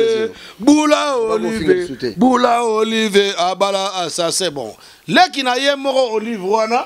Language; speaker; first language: French; non-native, local second language; Lingala